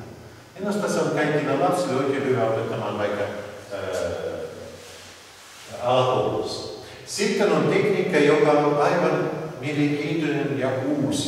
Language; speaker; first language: Finnish; non-native, learner; Russian